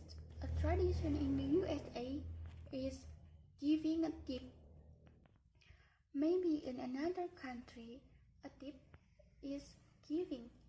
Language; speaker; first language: English; non-native, learner; Indonesian